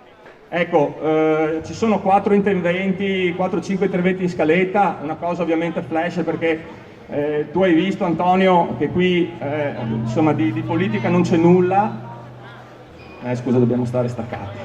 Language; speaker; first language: Italian; native; Italian